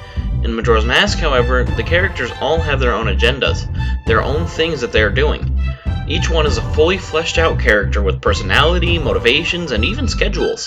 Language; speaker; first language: English; native; English